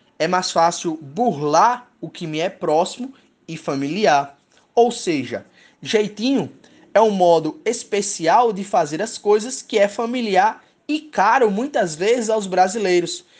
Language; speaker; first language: Portuguese; native; Portuguese